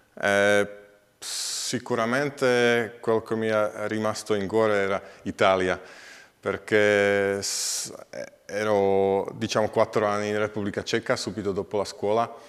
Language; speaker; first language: Italian; non-native, learner; Slovak